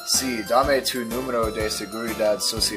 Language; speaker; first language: Spanish; non-native, learner; English